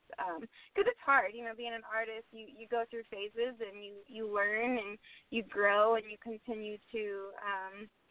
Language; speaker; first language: English; native; English